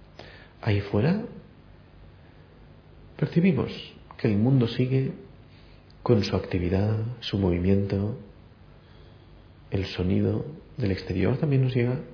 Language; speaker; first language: Spanish; native; Spanish